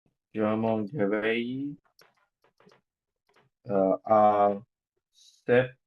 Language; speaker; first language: French; non-native, learner; Bangla